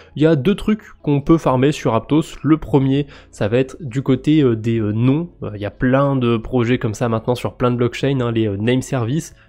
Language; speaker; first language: French; native; French